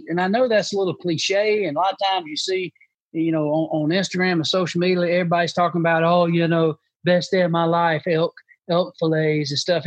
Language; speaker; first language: English; native; English